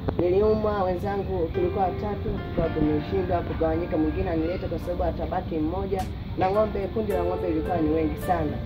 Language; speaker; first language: Swahili; non-native, local second language; Masai